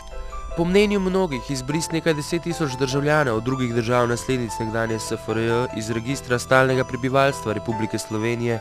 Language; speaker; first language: Slovenian; native; Slovenian